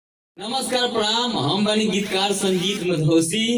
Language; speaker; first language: Hindi; non-native, local second language; Bhojpuri